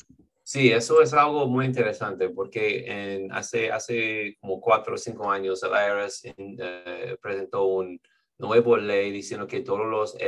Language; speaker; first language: Spanish; non-native, fluent; English